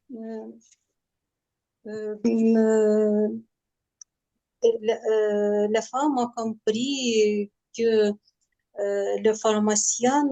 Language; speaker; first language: French; non-native, learner; Ukrainian